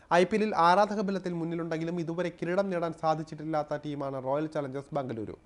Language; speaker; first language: Malayalam; native; Malayalam